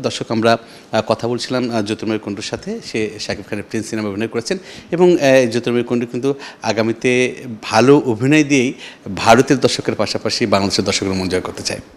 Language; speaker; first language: Bangla; native; Bangla